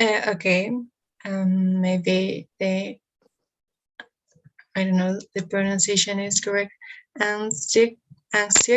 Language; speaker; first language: English; non-native, learner; Spanish